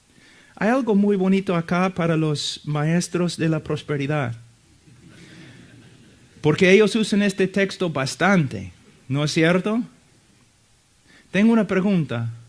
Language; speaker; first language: Spanish; non-native, fluent; English